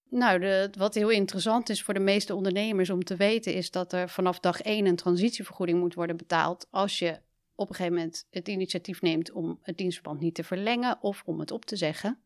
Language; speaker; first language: Dutch; native; Dutch